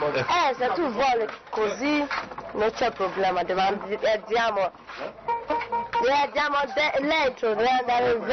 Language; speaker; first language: Italian; non-native, learner; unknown